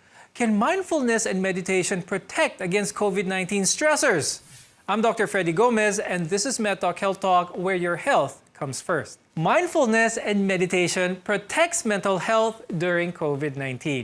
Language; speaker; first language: English; non-native, local second language; Filipino